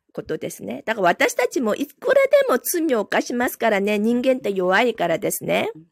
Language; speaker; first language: Japanese; non-native, fluent; Korean